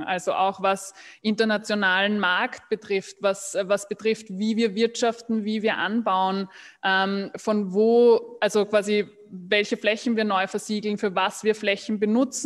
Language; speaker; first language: German; native; German